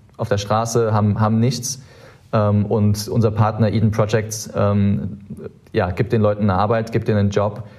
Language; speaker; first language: German; native; German